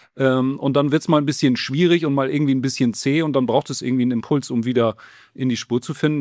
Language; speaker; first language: German; native; German